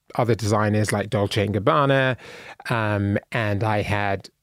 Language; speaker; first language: English; native; English